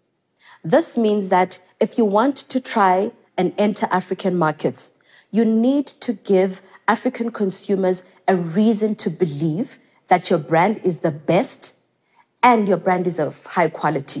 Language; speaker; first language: English; non-native, local second language; Xhosa